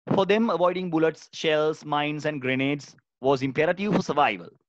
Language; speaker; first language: English; non-native, local second language; Sinhala